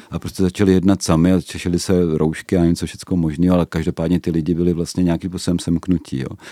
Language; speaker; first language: Czech; native; Czech